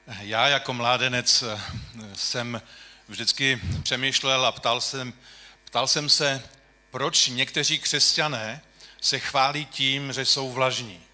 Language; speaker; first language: Czech; non-native, local second language; Polish